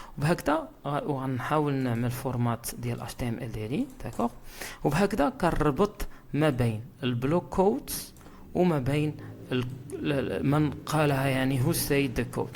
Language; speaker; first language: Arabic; native; Arabic